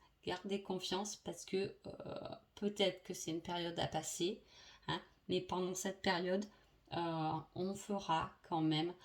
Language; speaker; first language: French; native; French